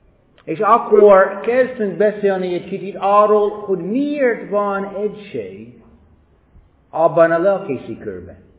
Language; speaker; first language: Hungarian; non-native, fluent; English